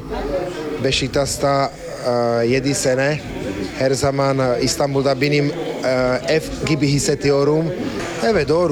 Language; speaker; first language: Turkish; non-native, learner; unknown